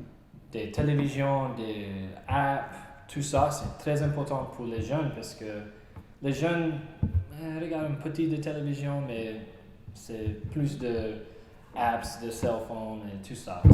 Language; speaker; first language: French; non-native, learner; English